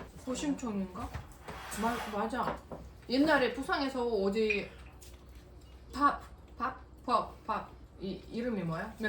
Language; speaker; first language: Korean; non-native, fluent; Russian